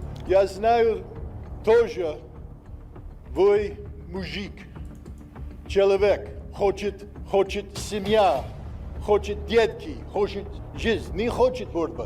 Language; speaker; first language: Russian; non-native, learner; English